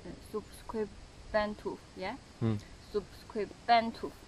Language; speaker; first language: Polish; non-native, learner; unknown